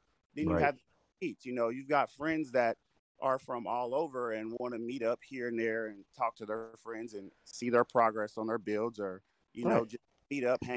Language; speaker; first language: English; native; English